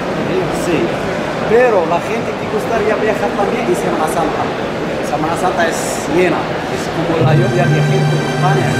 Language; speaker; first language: Spanish; non-native, learner; Arabic